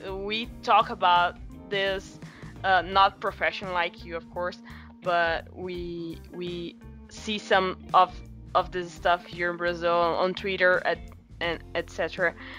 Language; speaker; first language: English; non-native, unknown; Portuguese